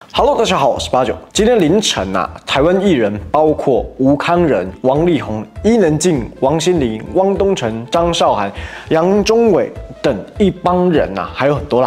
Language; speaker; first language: Chinese; native; Chinese